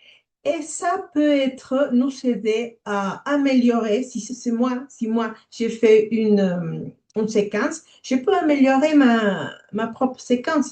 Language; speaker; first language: French; non-native, fluent; Spanish